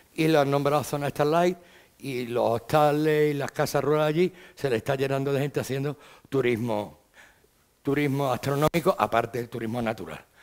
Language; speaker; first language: Spanish; native; Spanish